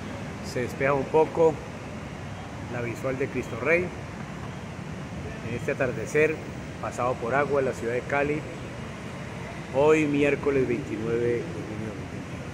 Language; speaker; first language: Spanish; native; Spanish